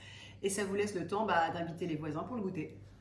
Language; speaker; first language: French; native; French